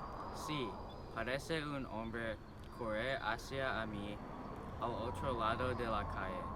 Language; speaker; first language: Spanish; non-native, learner; English